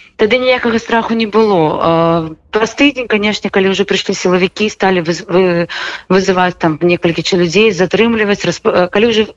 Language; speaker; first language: Belarusian; non-native, local second language; Russian